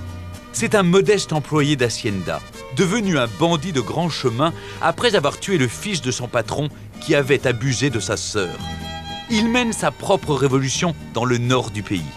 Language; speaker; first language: French; native; French